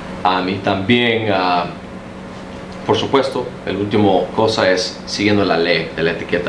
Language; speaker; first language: Spanish; early bilingual, heritage; Spanish